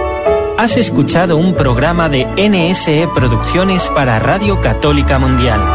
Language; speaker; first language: Spanish; native; Spanish